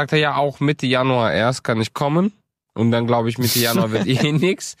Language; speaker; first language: German; early bilingual, other home language; Romanian